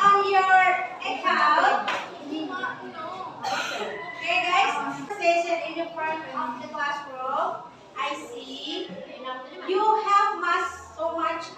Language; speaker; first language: English; non-native, learner; Indonesian